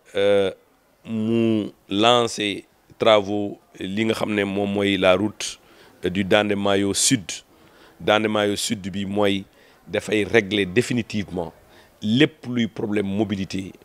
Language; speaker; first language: French; non-native, local second language; Fula